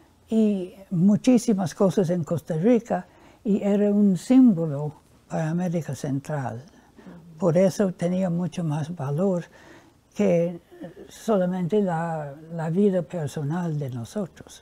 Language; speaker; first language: Spanish; non-native, fluent; English